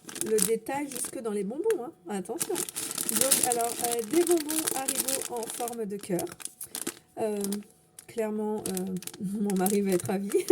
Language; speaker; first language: French; native; French